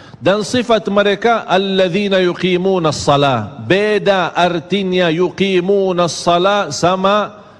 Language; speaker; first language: Malay; native; Malay